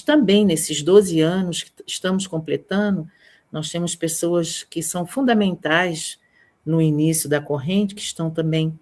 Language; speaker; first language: Portuguese; native; Portuguese